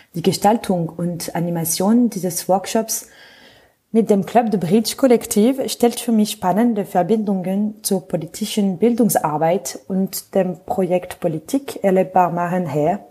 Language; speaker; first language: German; non-native, fluent; French